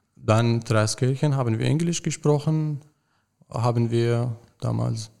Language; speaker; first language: German; non-native, fluent; Arabic